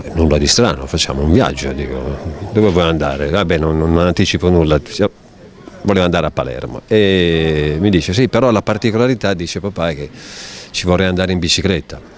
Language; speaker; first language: Italian; native; Italian